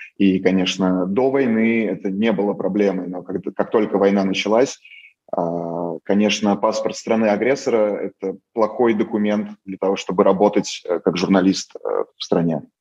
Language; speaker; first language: Russian; native; Russian